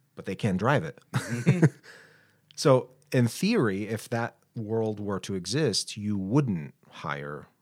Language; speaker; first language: English; non-native, fluent; Arabic